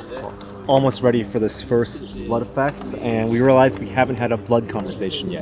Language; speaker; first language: English; native; English